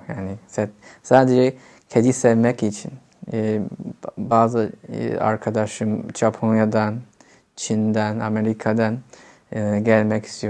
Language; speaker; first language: Turkish; non-native, fluent; Chinese